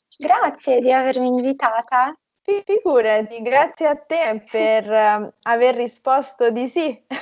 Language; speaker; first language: Italian; native; Italian